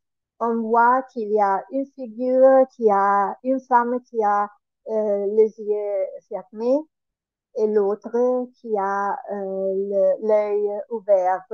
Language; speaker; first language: French; non-native, learner; Italian